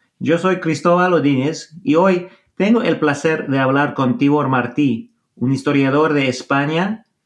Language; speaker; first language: Spanish; non-native, fluent; English